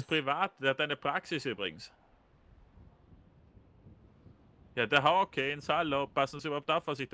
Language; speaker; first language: German; native; German